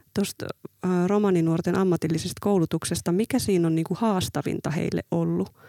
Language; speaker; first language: Finnish; native; Finnish